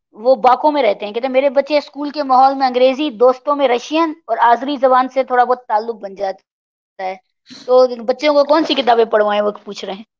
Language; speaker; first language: Urdu; native; Urdu